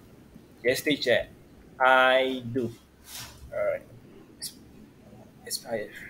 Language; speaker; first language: English; non-native, learner; Spanish